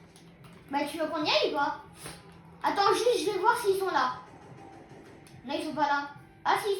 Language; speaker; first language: French; native; French